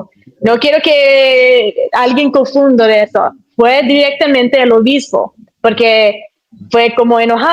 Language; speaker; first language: Spanish; early bilingual, heritage; Spanish